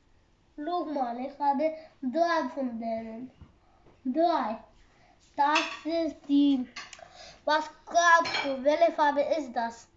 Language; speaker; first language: German; early bilingual, other home language; Urdu